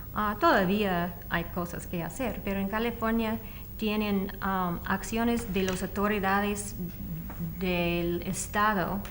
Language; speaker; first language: Spanish; non-native, fluent; English